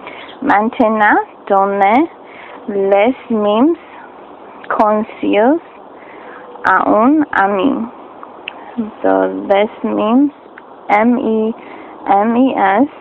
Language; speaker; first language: French; non-native, learner; English